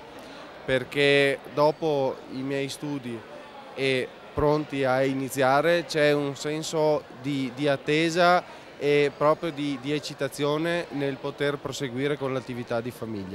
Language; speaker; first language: Italian; native; Italian